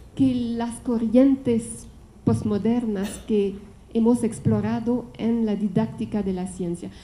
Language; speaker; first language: Spanish; non-native, fluent; French